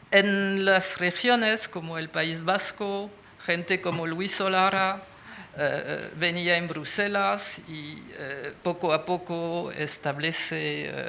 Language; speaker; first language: Spanish; non-native, fluent; French